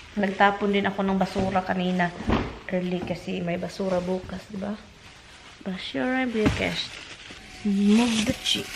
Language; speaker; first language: Filipino; non-native, local second language; Cebuano